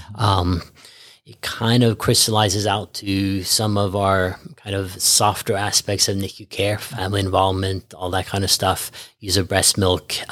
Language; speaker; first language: English; early bilingual, other home language; Norwegian